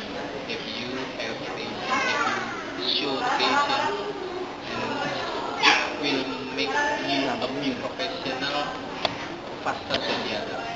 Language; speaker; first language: English; non-native, learner; Indonesian